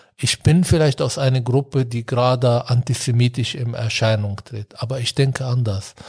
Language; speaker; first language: German; non-native, fluent; Arabic